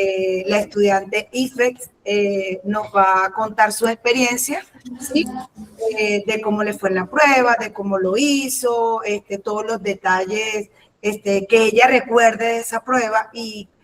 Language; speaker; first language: Spanish; native; Spanish